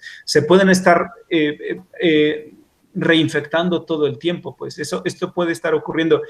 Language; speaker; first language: Spanish; native; Spanish